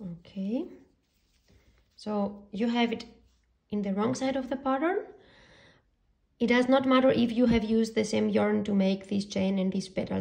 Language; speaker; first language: English; non-native, fluent; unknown